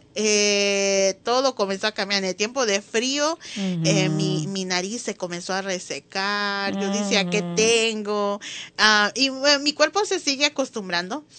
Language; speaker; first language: Spanish; early bilingual, heritage; Spanish